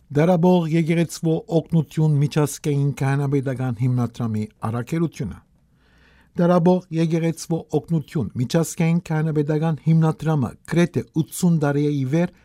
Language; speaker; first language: Armenian; early bilingual, heritage; Armenian